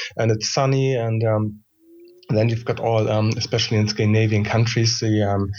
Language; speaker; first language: English; non-native, fluent; German